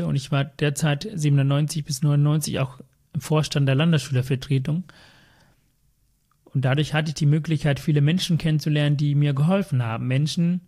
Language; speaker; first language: German; early bilingual, other home language; Tamil